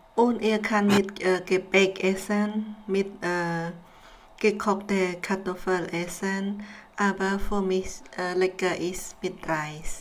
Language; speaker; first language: German; non-native, learner; Khmer